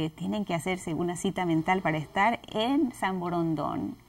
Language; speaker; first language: Spanish; native; Spanish